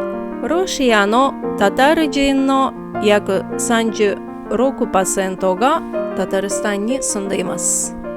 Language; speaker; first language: Japanese; non-native, fluent; Tatar